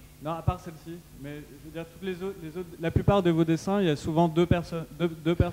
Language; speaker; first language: French; native; French